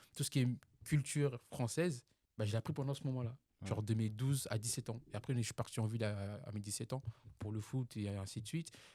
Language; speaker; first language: French; non-native, local second language; Lingala